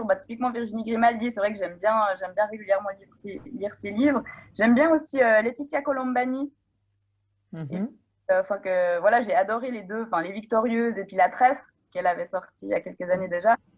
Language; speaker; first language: French; native; French